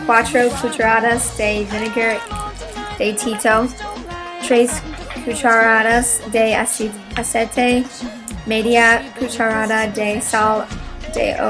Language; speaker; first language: Spanish; non-native, learner; English